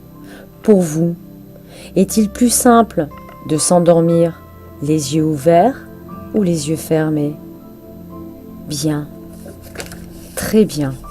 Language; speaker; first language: French; native; French